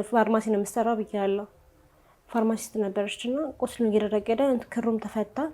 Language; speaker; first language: Amharic; native; Amharic